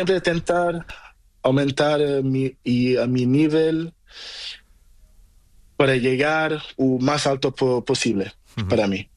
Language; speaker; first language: Spanish; non-native, learner; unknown